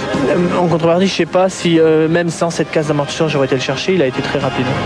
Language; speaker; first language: French; native; French